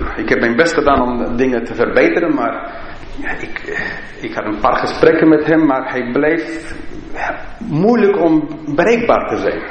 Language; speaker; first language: Dutch; non-native, fluent; English